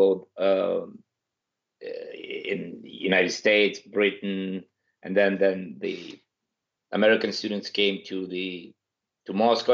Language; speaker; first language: English; non-native, fluent; Ukrainian